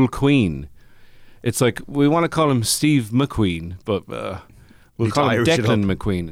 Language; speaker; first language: English; native; English